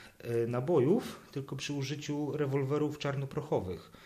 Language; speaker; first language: Polish; native; Polish